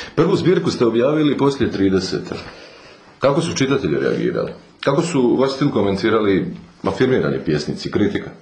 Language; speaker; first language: Croatian; native; Croatian